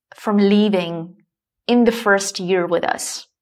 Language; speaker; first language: English; non-native, fluent; Slovak